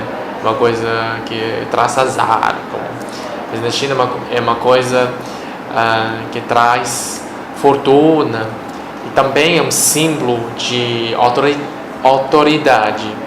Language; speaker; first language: Portuguese; non-native, fluent; Chinese